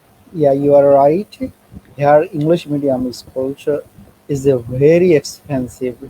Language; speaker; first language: English; non-native, learner; Bangla